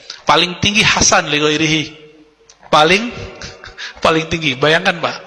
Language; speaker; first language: Indonesian; native; Indonesian